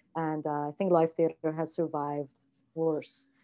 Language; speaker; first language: English; non-native, fluent; Persian